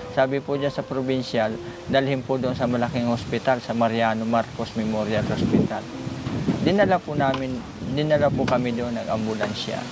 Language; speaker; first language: Filipino; non-native, local second language; Iloko